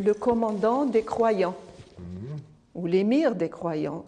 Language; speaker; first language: French; non-native, local second language; Arabic